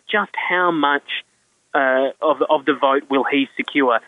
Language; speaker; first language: English; native; English